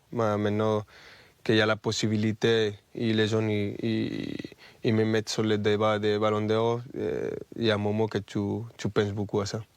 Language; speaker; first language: French; non-native, fluent; Spanish